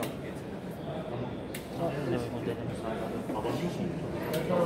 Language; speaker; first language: Turkish; native; Turkish